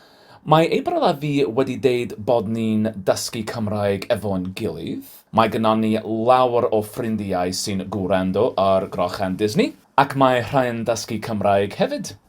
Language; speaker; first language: Welsh; non-native, learner; English